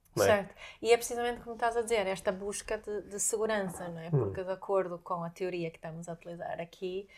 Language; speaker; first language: Portuguese; non-native, fluent; Swedish